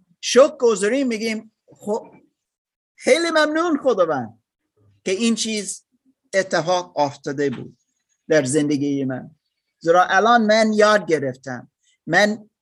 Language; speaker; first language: Persian; non-native, learner; English